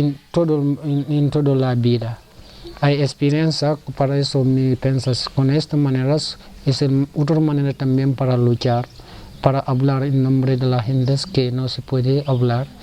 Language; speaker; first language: Spanish; non-native, learner; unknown